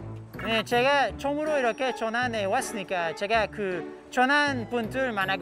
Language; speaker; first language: Korean; non-native, learner; English